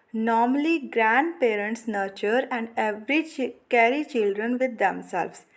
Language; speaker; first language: English; non-native, local second language; Punjabi